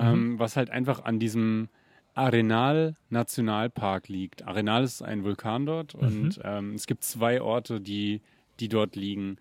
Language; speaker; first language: German; native; German